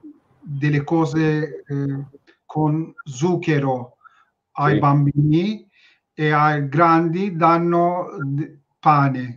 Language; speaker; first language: Italian; non-native, learner; Turkish